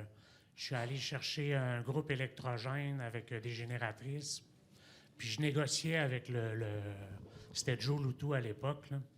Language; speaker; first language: French; native; French